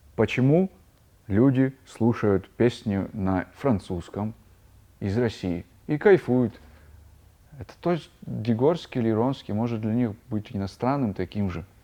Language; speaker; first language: Russian; native; Russian